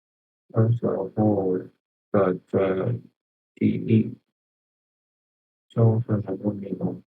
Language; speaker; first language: Chinese; non-native, learner; Indonesian